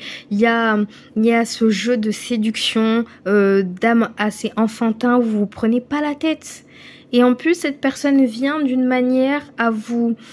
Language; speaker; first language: French; native; French